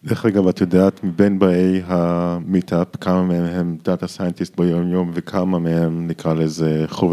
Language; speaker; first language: Hebrew; native; Hebrew